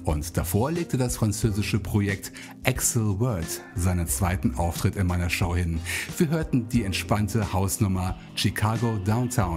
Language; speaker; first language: German; native; German